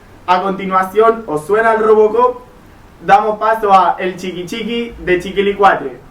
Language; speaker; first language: Spanish; non-native, local second language; Catalan